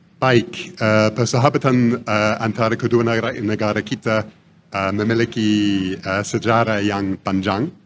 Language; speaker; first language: Indonesian; non-native, fluent; English